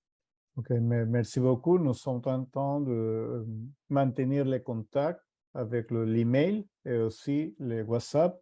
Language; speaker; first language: French; non-native, fluent; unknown